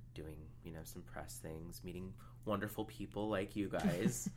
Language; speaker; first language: English; native; English